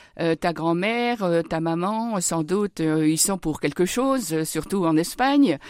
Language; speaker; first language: French; native; French